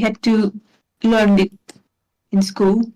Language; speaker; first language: English; non-native, learner; Hungarian